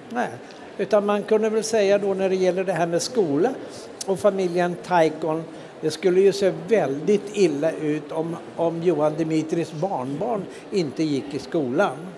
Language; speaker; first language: Swedish; native; Swedish